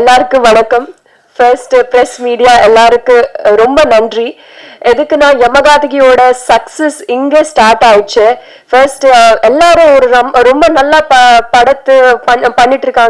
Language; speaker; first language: Tamil; non-native, learner; Telugu